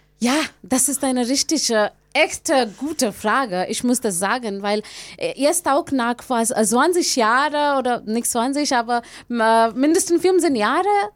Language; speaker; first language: German; non-native, learner; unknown